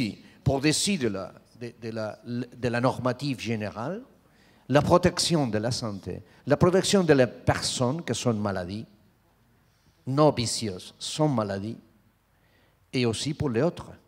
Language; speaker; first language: French; non-native, learner; Spanish